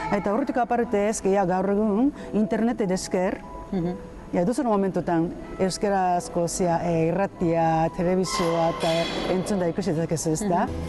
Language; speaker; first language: Basque; non-native, fluent; Japanese